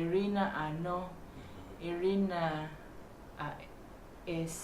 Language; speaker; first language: Igbo; non-native, learner; Filipino